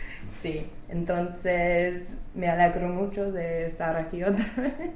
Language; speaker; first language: Spanish; non-native, fluent; English